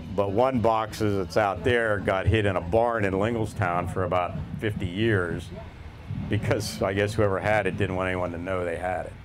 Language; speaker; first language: English; native; English